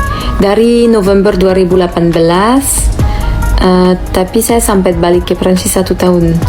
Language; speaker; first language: Indonesian; non-native, fluent; French